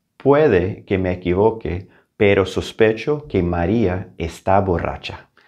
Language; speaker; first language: Spanish; non-native, fluent; English